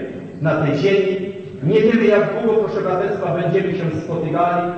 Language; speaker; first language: Polish; native; Polish